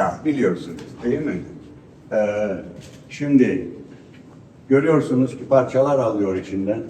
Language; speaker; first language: Turkish; early bilingual, heritage; Turkish